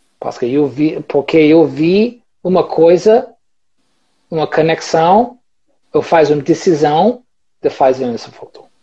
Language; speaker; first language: Portuguese; non-native, learner; English